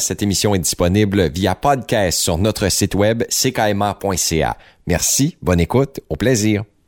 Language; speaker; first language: French; native; French